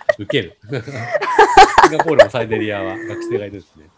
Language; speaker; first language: Japanese; native; Japanese